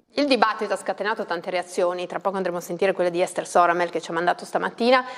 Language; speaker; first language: Italian; native; Italian